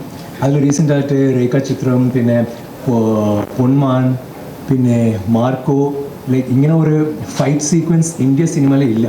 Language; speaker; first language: Malayalam; non-native, local second language; Tamil